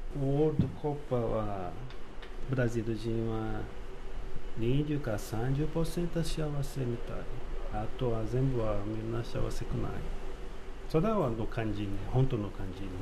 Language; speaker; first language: Japanese; non-native, learner; Portuguese